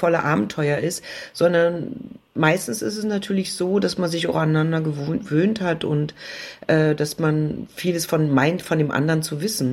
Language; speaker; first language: German; native; German